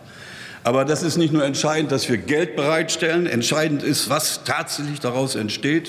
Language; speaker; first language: German; native; German